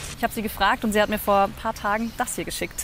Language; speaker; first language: German; native; German